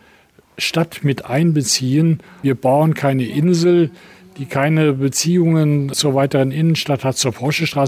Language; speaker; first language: German; native; German